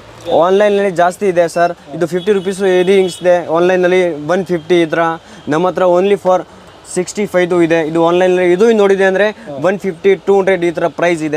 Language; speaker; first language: Kannada; non-native, local second language; Hindi